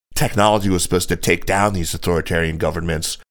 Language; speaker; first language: English; native; English